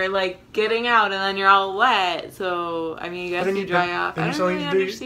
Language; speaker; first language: English; native; English